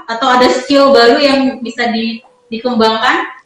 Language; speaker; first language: Indonesian; native; Indonesian